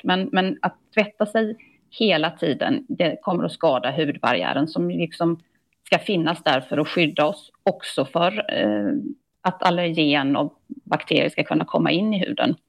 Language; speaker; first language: Swedish; native; Swedish